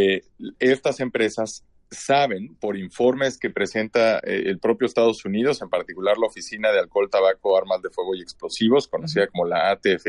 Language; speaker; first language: Spanish; native; Spanish